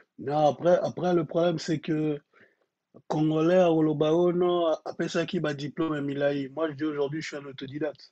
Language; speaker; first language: French; non-native, local second language; Lingala